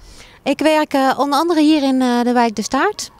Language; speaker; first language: Dutch; native; Dutch